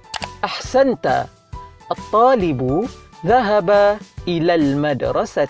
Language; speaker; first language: Arabic; non-native, fluent; Malay